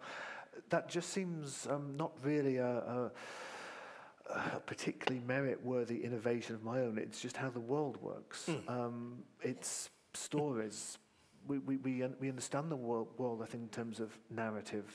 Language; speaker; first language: English; native; English